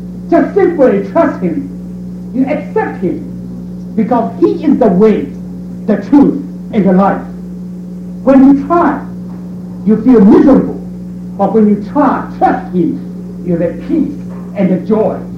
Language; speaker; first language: English; non-native, fluent; Chinese